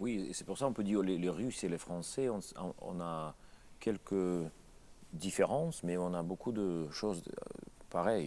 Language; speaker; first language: French; non-native, fluent; Russian